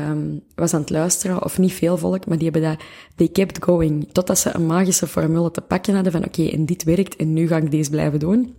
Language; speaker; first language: Dutch; native; Dutch